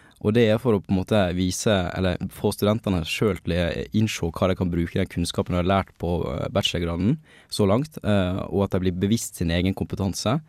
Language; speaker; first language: Norwegian; native; Norwegian